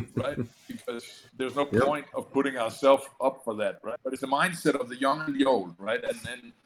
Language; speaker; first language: English; non-native, fluent; Danish